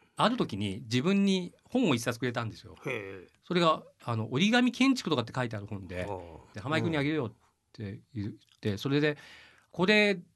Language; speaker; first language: Japanese; native; Japanese